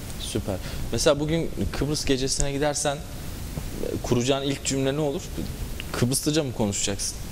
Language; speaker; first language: Turkish; native; Turkish